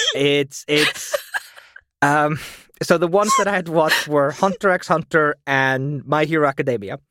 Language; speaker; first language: English; non-native, fluent; German